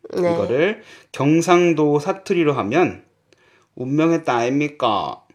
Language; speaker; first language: Korean; native; Korean